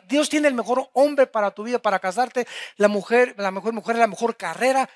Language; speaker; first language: Spanish; native; Spanish